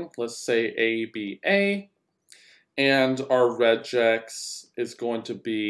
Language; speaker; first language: English; native; English